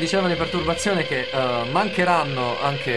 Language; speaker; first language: Italian; native; Italian